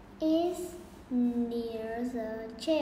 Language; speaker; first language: English; non-native, learner; Vietnamese